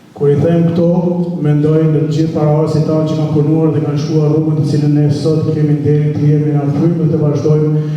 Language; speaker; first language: Albanian; early bilingual, other home language; English